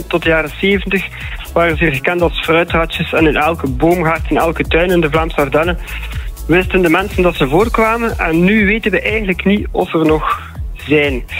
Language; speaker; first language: Dutch; native; Dutch